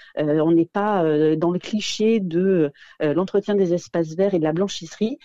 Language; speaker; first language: French; native; French